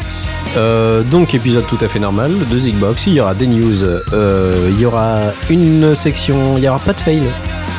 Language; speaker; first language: French; native; French